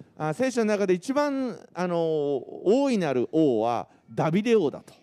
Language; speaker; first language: Japanese; native; Japanese